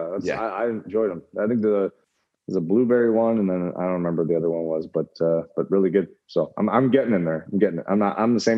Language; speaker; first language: English; native; English